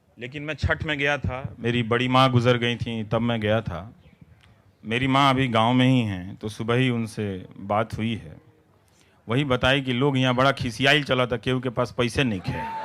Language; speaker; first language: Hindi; non-native, local second language; Bhojpuri